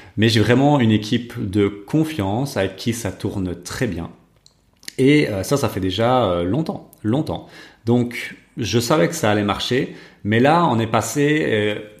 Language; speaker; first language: French; native; French